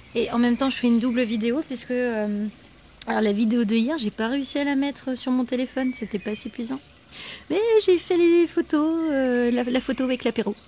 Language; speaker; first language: French; native; French